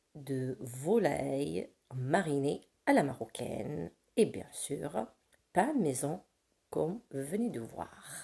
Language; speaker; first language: French; non-native, local second language; Arabic